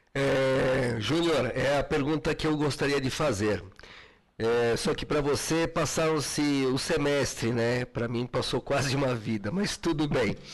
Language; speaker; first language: Portuguese; native; Portuguese